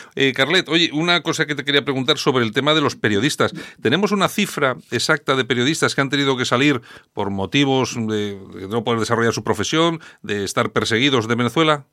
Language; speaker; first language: Spanish; native; Spanish